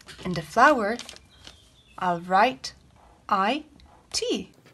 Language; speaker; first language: English; non-native, fluent; Italian